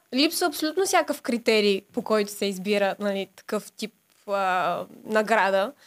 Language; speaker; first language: Bulgarian; native; Bulgarian